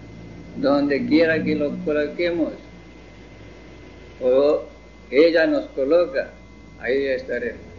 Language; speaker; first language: Spanish; non-native, fluent; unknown